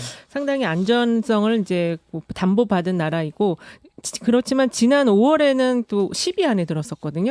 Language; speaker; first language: Korean; native; Korean